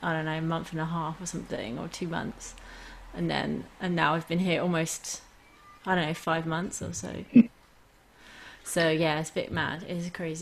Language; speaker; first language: English; native; English